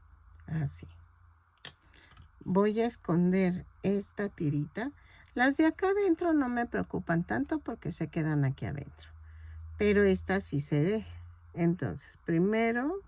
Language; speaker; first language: Spanish; native; Spanish